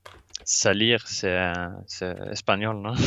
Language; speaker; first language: French; non-native, learner; Swedish